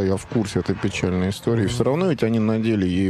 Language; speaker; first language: Russian; native; Russian